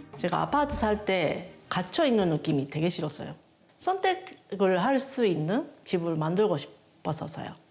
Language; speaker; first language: Korean; non-native, fluent; Japanese